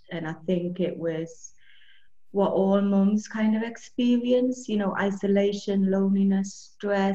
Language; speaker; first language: English; native; English